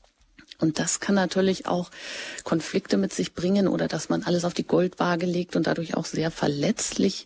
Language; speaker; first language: German; native; German